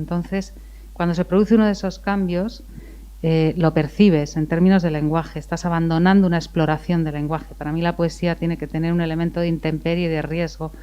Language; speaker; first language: Spanish; native; Spanish